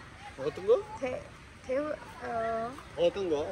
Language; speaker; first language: Korean; non-native, learner; Urdu